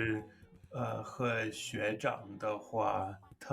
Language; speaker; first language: Chinese; non-native, fluent; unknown